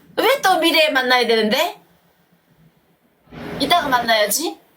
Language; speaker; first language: Korean; native; Korean